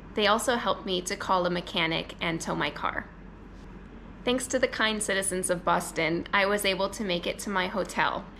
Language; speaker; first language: English; native; English